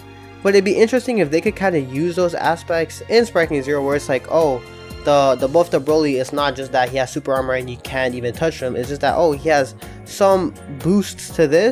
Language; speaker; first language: English; native; English